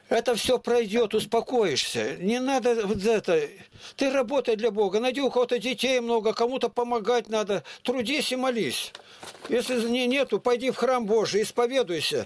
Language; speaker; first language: Russian; native; Russian